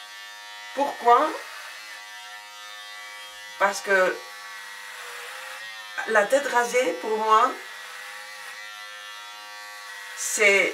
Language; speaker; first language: French; non-native, fluent; Spanish